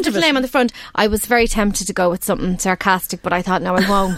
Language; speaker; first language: English; native; English